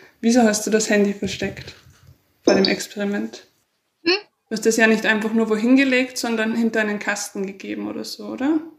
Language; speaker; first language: German; native; German